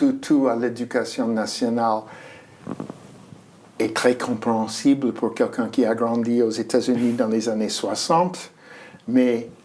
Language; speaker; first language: French; non-native, fluent; English